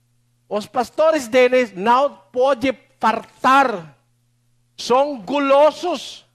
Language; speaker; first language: Portuguese; non-native, learner; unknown